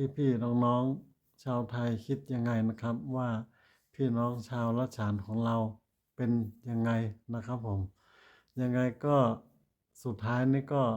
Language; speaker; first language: Thai; native; Thai